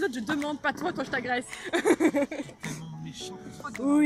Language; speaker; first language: French; native; French